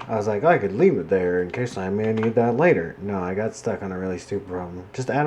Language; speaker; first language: English; native; English